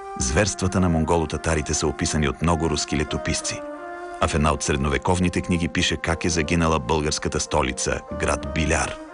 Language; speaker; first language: Bulgarian; native; Bulgarian